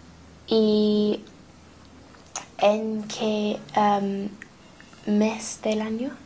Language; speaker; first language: Spanish; non-native, learner; English